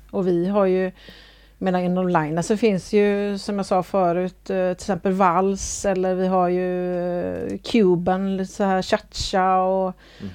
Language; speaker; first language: Swedish; native; Swedish